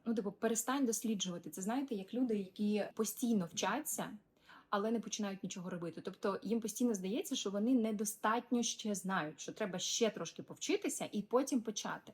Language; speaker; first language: Ukrainian; non-native, local second language; Russian